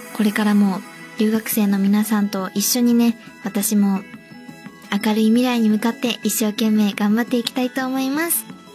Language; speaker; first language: Japanese; native; Japanese